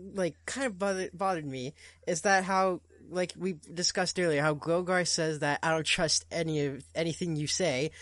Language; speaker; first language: English; non-native, fluent; Portuguese